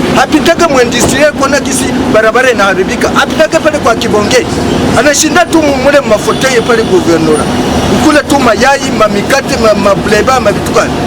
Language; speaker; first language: Swahili; native; Swahili